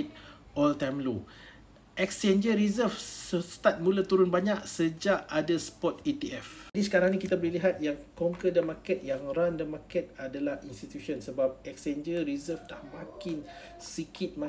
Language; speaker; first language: Malay; native; Malay